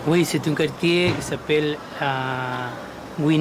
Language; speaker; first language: French; non-native, fluent; Spanish